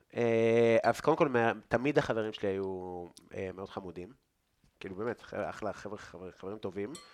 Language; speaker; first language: Hebrew; native; Hebrew